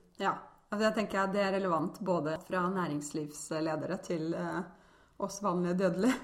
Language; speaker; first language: Norwegian; early bilingual, other home language; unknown